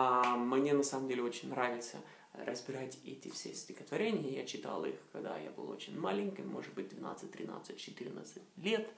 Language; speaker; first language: Russian; non-native, fluent; Norwegian